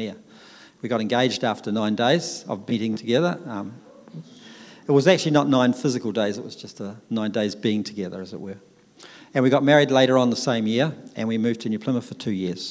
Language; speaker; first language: English; native; English